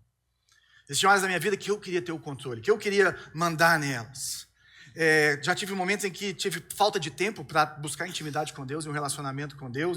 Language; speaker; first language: Portuguese; native; Portuguese